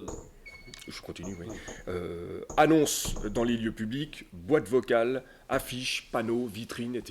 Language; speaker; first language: French; native; French